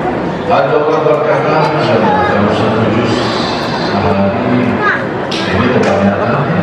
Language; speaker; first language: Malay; non-native, fluent; Arabic